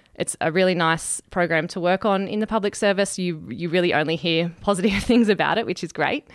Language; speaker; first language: English; native; English